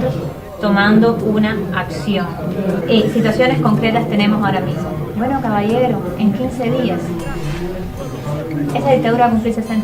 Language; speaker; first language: Spanish; native; Spanish